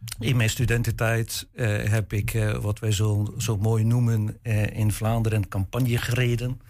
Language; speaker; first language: Dutch; native; Dutch